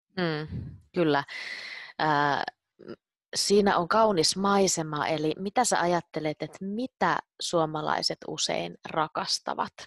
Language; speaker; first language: Finnish; native; Finnish